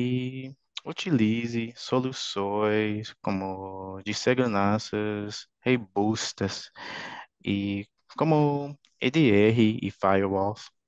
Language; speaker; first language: Portuguese; non-native, fluent; English